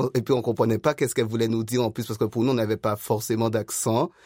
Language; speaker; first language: French; native; French